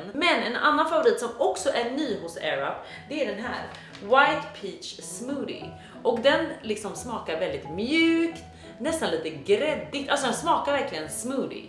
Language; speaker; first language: Swedish; native; Swedish